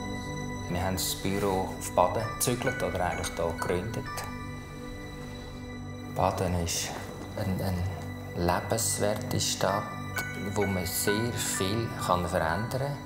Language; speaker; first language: German; non-native, fluent; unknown